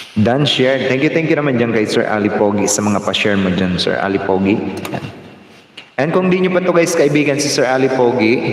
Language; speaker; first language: Filipino; non-native, local second language; Bikol